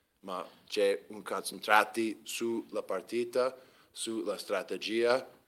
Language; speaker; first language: Italian; non-native, learner; English